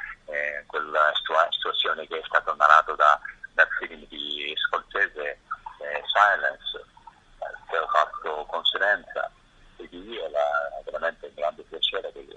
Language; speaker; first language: Italian; non-native, fluent; Japanese